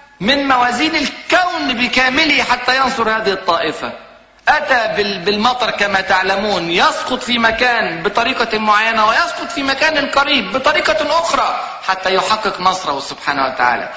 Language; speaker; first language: Arabic; native; Arabic